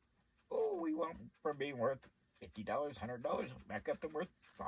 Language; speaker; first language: English; native; English